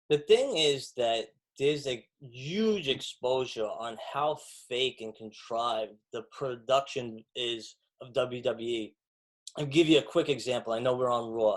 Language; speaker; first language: English; native; English